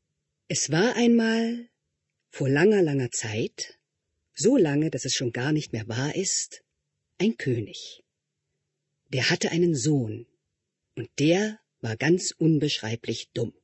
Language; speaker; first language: German; native; German